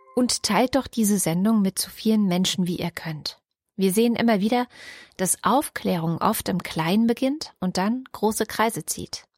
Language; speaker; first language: German; native; German